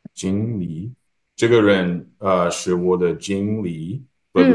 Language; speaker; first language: Chinese; non-native, learner; English